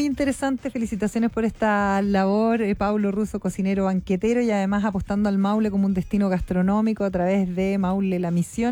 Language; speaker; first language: Spanish; native; Spanish